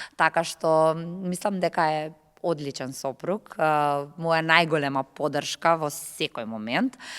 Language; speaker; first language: Macedonian; native; Macedonian